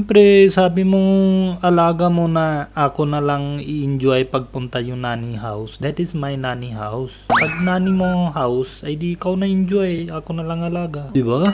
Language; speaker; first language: Filipino; non-native, learner; Hindi